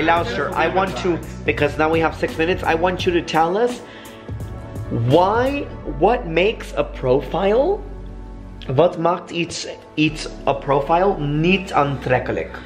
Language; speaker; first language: Dutch; non-native, learner; English